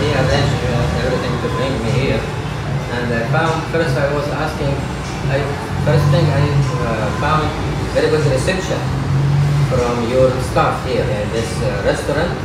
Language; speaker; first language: English; non-native, fluent; Arabic